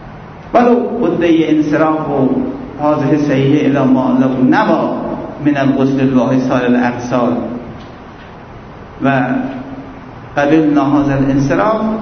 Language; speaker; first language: Arabic; non-native, fluent; Persian